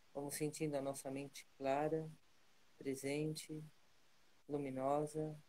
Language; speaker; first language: Portuguese; non-native, fluent; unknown